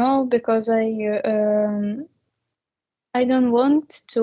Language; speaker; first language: English; non-native, learner; Russian